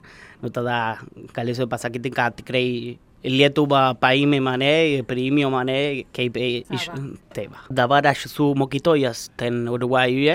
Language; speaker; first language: Lithuanian; non-native, learner; Spanish